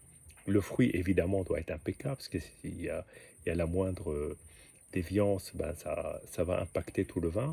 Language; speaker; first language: French; native; French